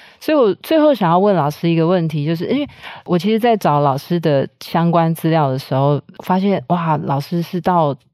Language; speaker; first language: Chinese; native; Chinese